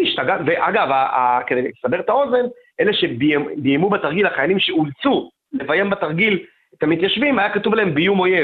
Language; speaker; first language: Hebrew; native; Hebrew